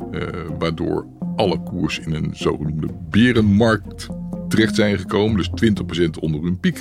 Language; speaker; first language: Dutch; native; Dutch